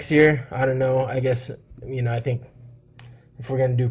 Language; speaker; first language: English; early bilingual, other home language; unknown